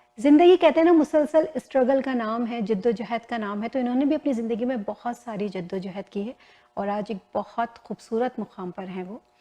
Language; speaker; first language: Urdu; native; Urdu